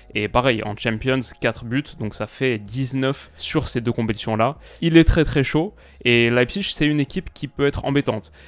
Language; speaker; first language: French; native; French